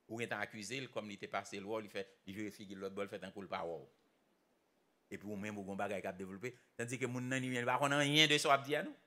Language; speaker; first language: French; non-native, local second language; Haitian Creole